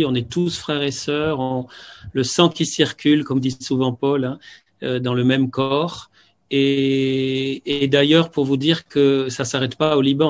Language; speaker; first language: French; native; French